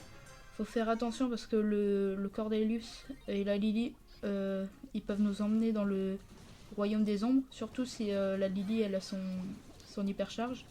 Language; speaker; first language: French; native; French